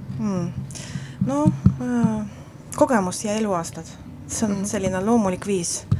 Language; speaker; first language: Estonian; non-native, local second language; Russian